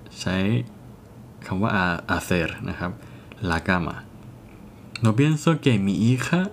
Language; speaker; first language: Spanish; non-native, fluent; Thai